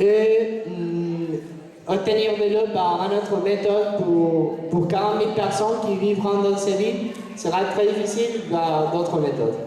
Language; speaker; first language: French; non-native, fluent; Spanish